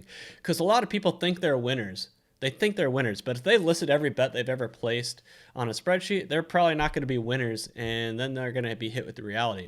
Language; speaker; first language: English; native; English